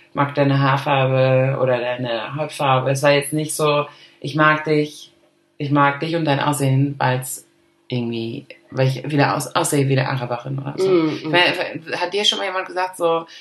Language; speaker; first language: German; early bilingual, other home language; Arabic